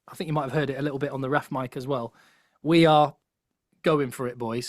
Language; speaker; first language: English; native; English